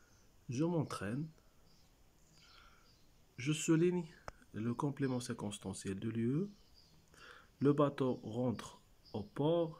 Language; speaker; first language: French; non-native, local second language; Arabic